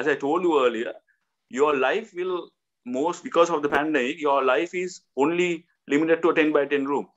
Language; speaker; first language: English; non-native, local second language; Sinhala